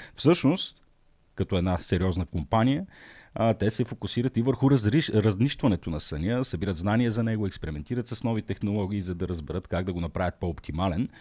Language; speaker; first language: Bulgarian; native; Bulgarian